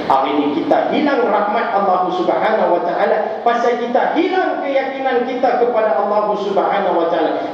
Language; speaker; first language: Malay; non-native, local second language; Tamil